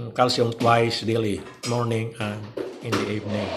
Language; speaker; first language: English; non-native, local second language; Cebuano